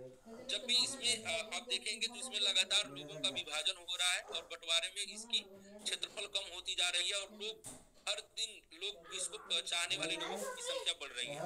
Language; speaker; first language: Hindi; native; Hindi